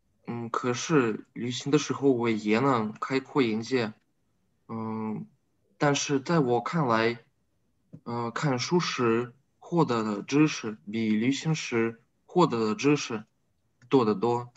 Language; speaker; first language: Chinese; non-native, learner; Russian